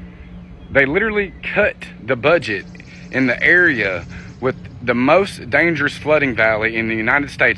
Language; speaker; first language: English; native; English